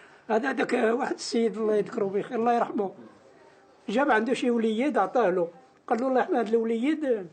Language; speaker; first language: Arabic; native; Arabic